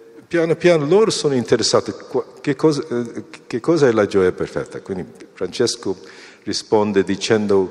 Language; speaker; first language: Italian; non-native, fluent; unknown